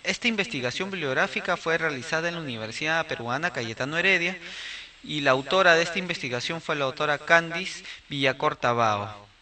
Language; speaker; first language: Spanish; native; Spanish